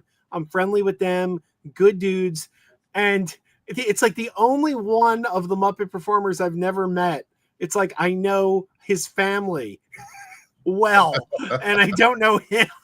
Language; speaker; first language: English; native; English